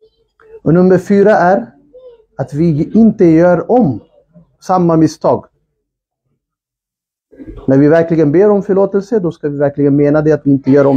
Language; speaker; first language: Swedish; non-native, fluent; Urdu